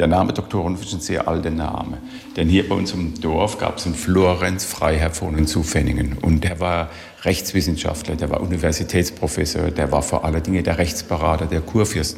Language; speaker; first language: German; native; German